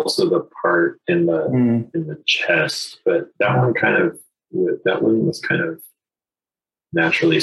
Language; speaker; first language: English; native; English